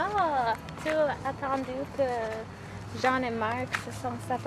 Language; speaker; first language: French; non-native, learner; English